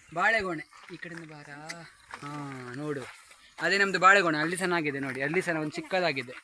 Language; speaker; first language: Kannada; non-native, local second language; Konkani